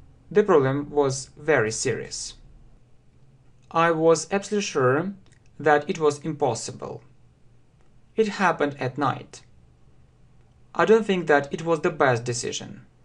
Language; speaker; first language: English; non-native, fluent; Russian